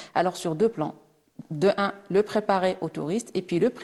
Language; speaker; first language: French; non-native, local second language; Arabic